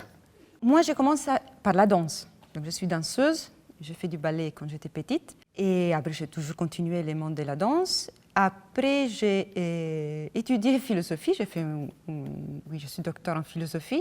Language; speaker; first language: French; non-native, fluent; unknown